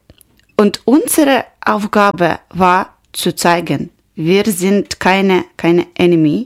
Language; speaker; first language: German; non-native, learner; Ukrainian